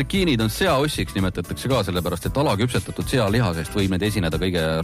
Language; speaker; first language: Estonian; native; Estonian